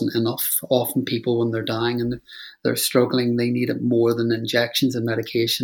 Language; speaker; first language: English; native; English